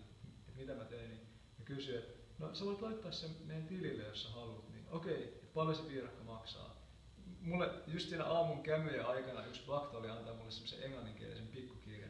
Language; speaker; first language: Finnish; native; Finnish